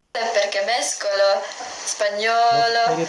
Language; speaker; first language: Italian; non-native, learner; English